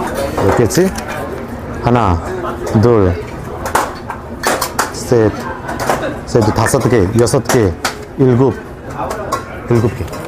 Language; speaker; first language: Korean; non-native, fluent; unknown